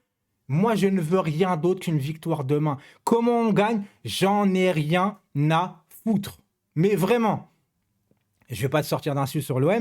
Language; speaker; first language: French; native; French